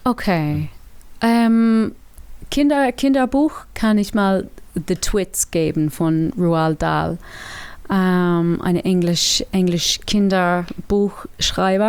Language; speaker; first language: German; non-native, learner; English